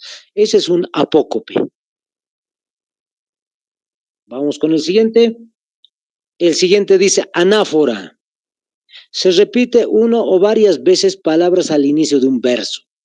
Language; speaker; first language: Spanish; native; Spanish